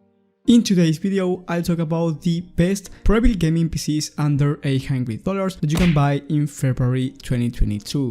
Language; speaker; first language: English; non-native, fluent; Spanish